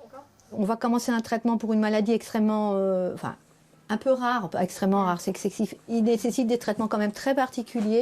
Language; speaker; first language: French; native; French